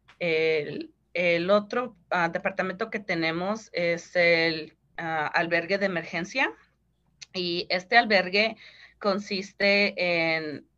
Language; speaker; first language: Spanish; early bilingual, heritage; Spanish